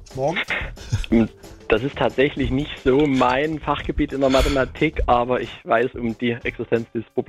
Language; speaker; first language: German; native; German